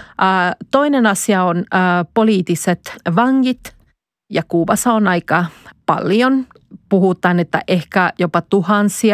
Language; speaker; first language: Finnish; non-native, fluent; Spanish